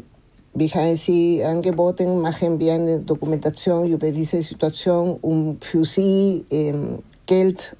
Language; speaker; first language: German; non-native, fluent; Spanish